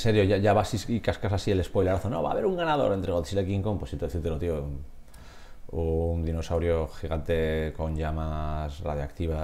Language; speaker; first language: Spanish; native; Spanish